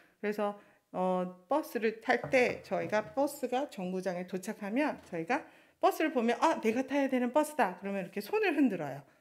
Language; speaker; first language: Korean; non-native, fluent; Chinese